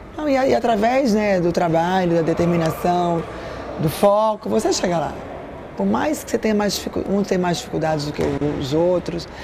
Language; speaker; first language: Portuguese; native; Portuguese